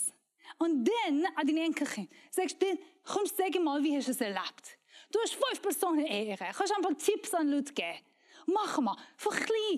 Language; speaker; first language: German; non-native, learner; Persian